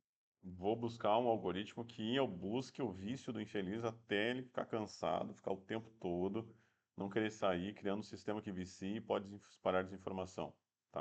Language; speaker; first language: Portuguese; native; Portuguese